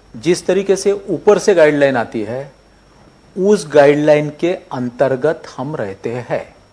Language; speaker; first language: Hindi; non-native, local second language; Marathi